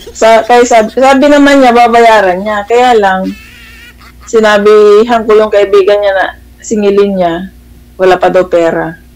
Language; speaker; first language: Filipino; non-native, local second language; Iloko